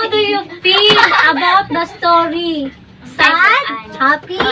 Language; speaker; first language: English; non-native, local second language; Cebuano